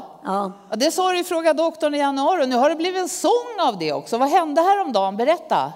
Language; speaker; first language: Swedish; native; Swedish